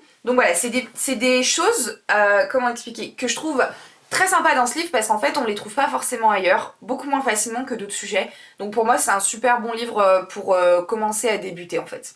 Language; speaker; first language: French; native; French